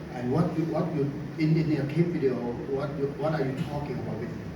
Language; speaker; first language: English; non-native, learner; Thai